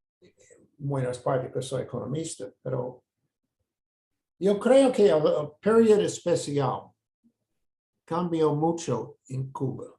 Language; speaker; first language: Spanish; non-native, fluent; English